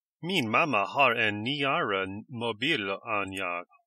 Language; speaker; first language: Swedish; non-native, learner; English